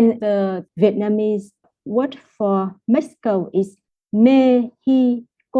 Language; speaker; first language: English; non-native, fluent; Vietnamese